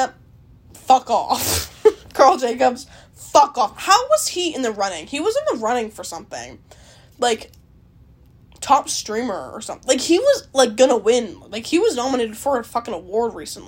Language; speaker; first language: English; native; English